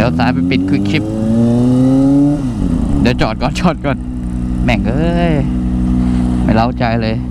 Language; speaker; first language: Thai; native; Thai